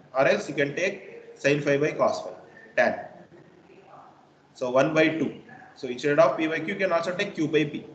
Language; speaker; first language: English; non-native, local second language; Kannada